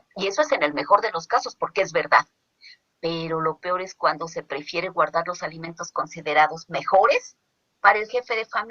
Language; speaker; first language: Spanish; native; Spanish